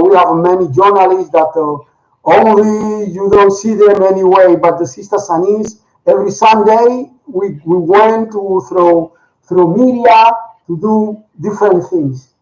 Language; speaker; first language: English; non-native, learner; Spanish